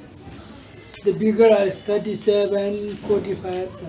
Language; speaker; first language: English; non-native, learner; Tibetan